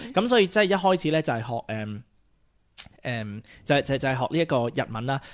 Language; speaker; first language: Cantonese; early bilingual, heritage; Cantonese